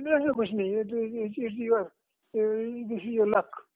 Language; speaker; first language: Hindi; native; Hindi